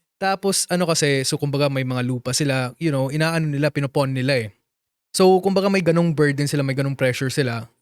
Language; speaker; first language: Filipino; non-native, local second language; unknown